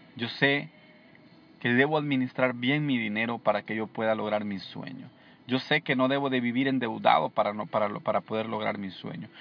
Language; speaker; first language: Spanish; native; Spanish